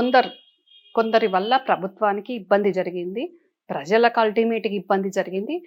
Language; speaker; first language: Telugu; native; Telugu